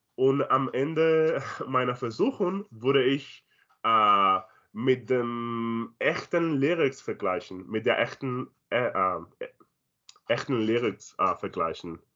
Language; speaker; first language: German; non-native, learner; Spanish